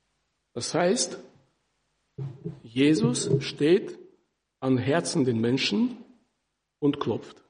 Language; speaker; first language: German; non-native, fluent; Russian